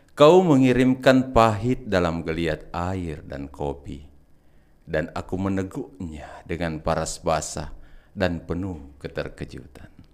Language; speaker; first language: Indonesian; native; Indonesian